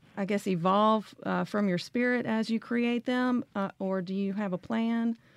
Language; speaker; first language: English; native; English